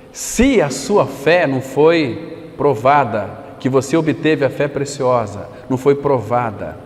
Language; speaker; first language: Portuguese; native; Portuguese